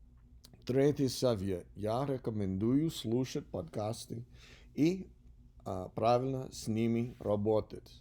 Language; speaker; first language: Russian; non-native, learner; English